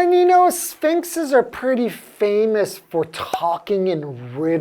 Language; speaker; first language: English; native; English